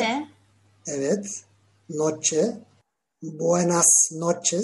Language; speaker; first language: Spanish; non-native, learner; Turkish